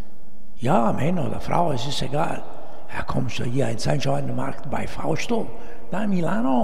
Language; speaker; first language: German; non-native, learner; Italian